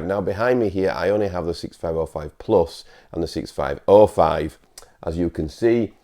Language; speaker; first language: English; native; English